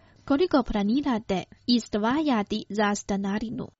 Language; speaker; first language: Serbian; non-native, fluent; Chinese